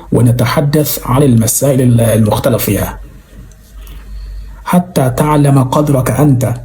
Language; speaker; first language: Arabic; non-native, fluent; Yoruba